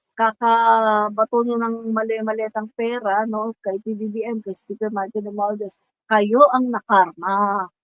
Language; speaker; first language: Filipino; non-native, local second language; Cebuano